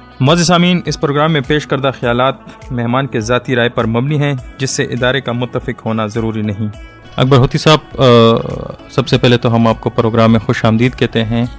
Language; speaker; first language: Urdu; non-native, local second language; Pashto